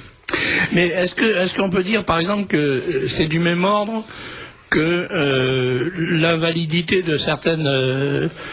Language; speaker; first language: French; native; French